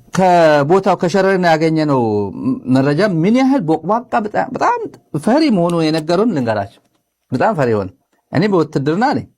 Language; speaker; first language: Amharic; non-native, local second language; Tigrinya